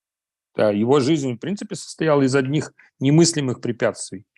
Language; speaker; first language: Russian; native; Russian